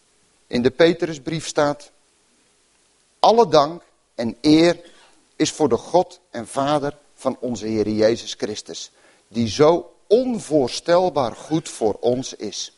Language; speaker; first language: Dutch; native; Dutch